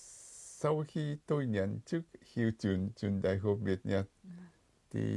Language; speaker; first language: Vietnamese; non-native, fluent; Japanese